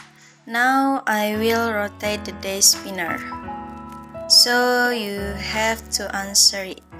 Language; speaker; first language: English; non-native, learner; Indonesian